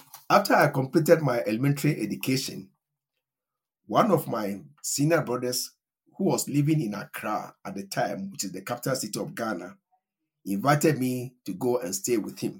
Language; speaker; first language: English; non-native, local second language; Akan